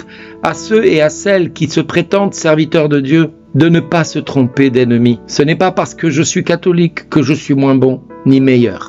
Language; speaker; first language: French; native; French